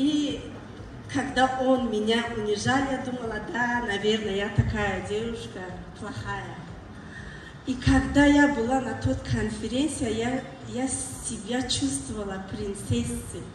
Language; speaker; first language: Russian; non-native, learner; Tajik